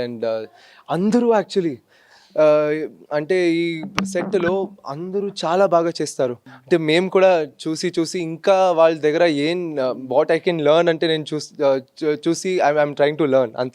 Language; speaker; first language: Telugu; non-native, fluent; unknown